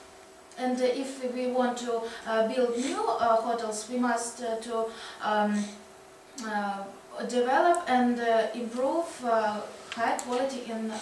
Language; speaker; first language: English; non-native, learner; Russian